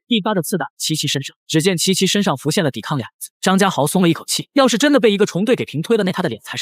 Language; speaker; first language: Chinese; native; Chinese